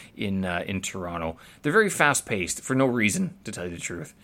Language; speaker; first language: English; native; English